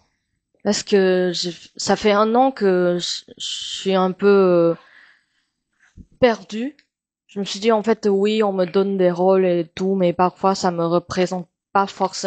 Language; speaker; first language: French; non-native, fluent; Chinese